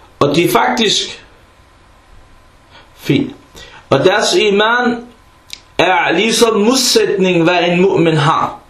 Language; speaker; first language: Danish; early bilingual, other home language; Arabic